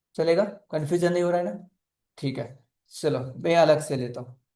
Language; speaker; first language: Hindi; non-native, local second language; Marathi